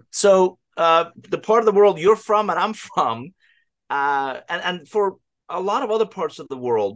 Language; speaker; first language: English; non-native, fluent; Persian